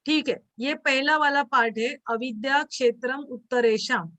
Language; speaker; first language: Hindi; non-native, local second language; Marathi